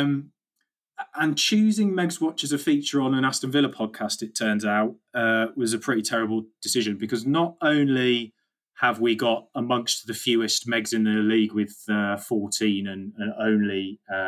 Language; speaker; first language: English; native; English